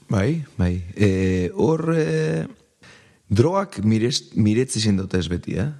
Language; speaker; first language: Basque; native; Basque